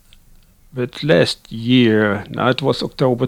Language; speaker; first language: English; non-native, learner; Dutch